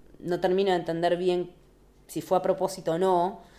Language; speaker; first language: Spanish; native; Spanish